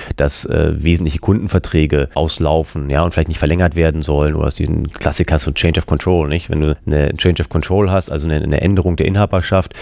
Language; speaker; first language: German; native; German